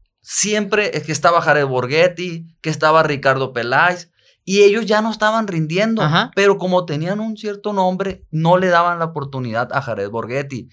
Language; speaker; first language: Spanish; native; Spanish